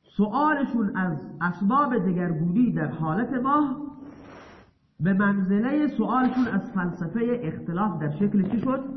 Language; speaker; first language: Persian; non-native, local second language; Baluchi